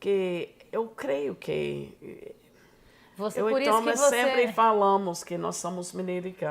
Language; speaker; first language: Portuguese; non-native, fluent; English